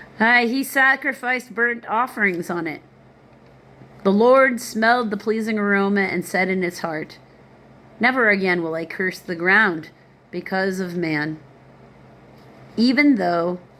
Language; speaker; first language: English; native; English